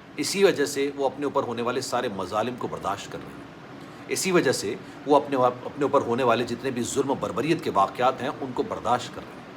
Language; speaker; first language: Urdu; native; Urdu